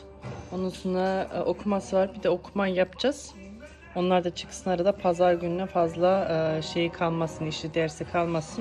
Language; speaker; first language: Turkish; native; Turkish